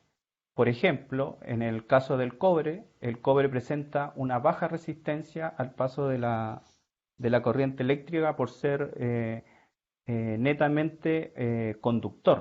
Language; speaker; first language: Spanish; native; Spanish